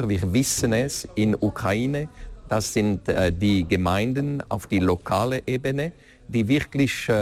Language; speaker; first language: German; non-native, local second language; French